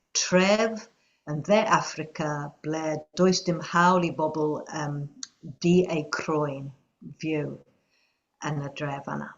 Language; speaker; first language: Welsh; non-native, fluent; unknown